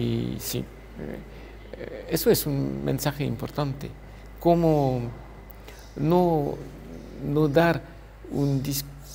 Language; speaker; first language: Spanish; non-native, fluent; French